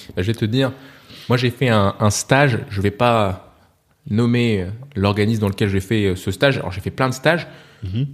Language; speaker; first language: French; native; French